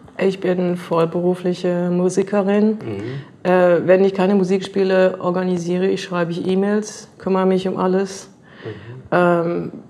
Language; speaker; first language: German; native; German